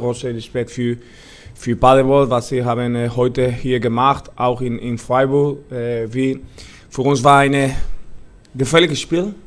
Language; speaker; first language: German; non-native, learner; Spanish